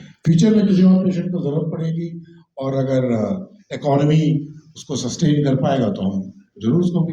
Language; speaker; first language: Hindi; native; Hindi